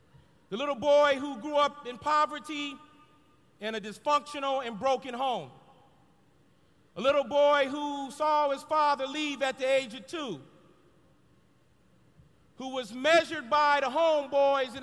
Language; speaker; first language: English; native; English